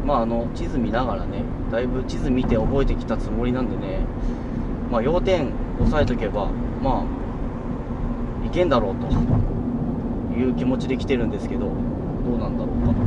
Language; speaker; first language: Japanese; native; Japanese